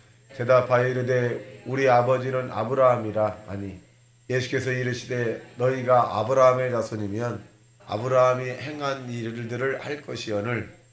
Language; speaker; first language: Korean; native; Korean